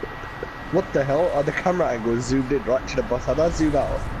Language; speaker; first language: English; native; English